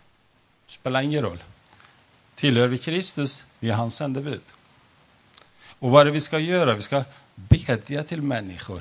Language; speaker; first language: Swedish; non-native, fluent; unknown